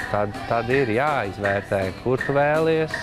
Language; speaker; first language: Latvian; native; Latvian